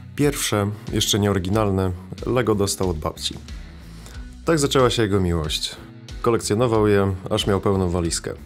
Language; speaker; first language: Polish; early bilingual, other home language; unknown